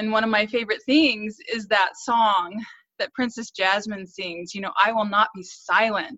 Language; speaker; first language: English; native; English